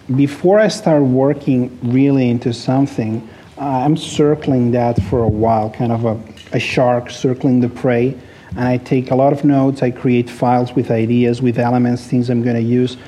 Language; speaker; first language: English; non-native, fluent; Spanish